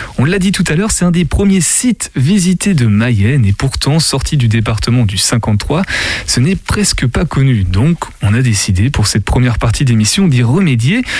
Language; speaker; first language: French; native; French